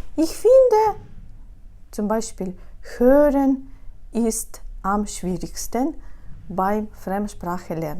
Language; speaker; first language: German; non-native, fluent; Ukrainian